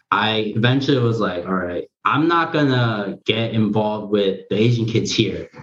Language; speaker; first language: English; early bilingual, other home language; Korean